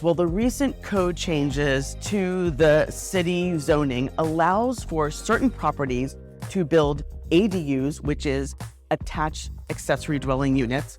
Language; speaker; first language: English; native; English